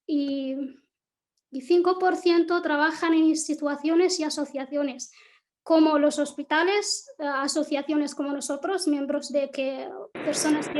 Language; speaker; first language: Spanish; non-native, local second language; Arabic